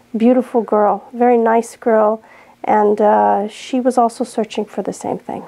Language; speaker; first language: English; native; English